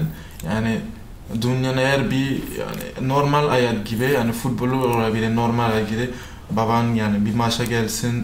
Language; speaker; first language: Turkish; non-native, fluent; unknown